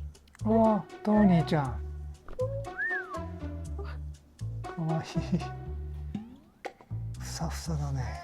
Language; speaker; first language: Japanese; native; Japanese